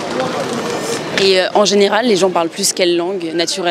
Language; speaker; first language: French; native; French